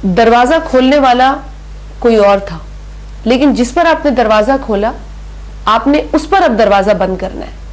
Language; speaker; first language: Urdu; non-native, local second language; Sindhi